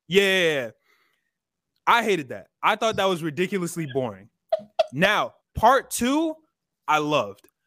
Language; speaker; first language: English; native; English